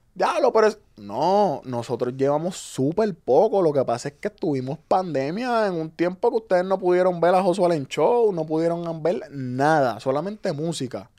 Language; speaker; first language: Spanish; native; Spanish